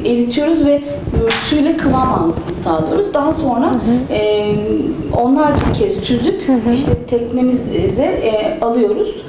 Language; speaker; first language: Turkish; native; Turkish